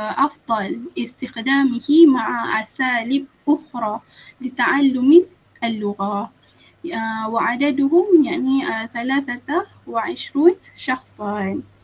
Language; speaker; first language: Arabic; non-native, learner; Malay